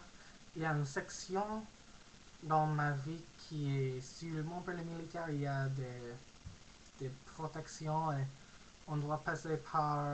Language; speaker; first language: French; non-native, learner; English